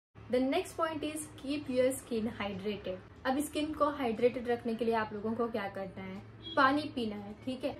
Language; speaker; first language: Hindi; non-native, local second language; Marathi